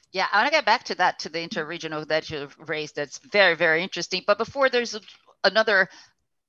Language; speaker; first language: English; non-native, fluent; Portuguese